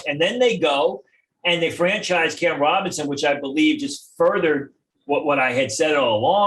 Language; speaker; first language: English; native; English